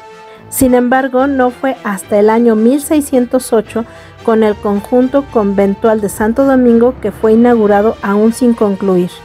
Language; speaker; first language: Spanish; native; Spanish